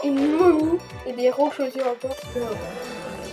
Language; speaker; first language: French; native; French